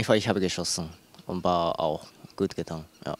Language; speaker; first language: German; non-native, learner; Japanese